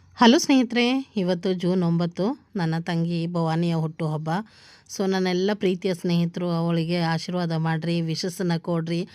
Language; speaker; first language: Kannada; native; Kannada